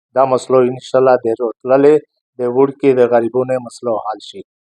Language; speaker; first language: Pashto; native; Pashto